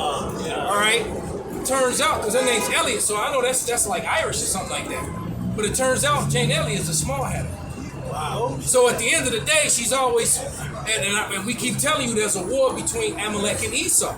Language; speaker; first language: English; native; English